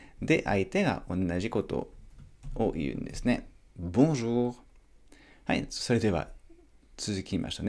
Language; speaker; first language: Japanese; non-native, fluent; French